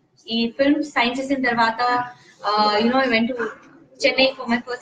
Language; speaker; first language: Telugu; non-native, learner; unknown